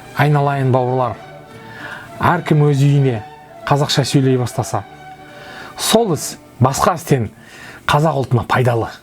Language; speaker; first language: Kazakh; non-native, local second language; Russian